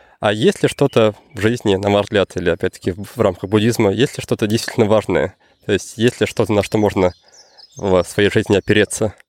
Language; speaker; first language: Russian; native; Russian